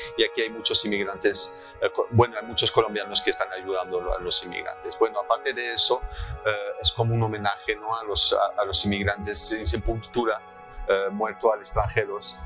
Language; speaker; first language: Spanish; early bilingual, heritage; French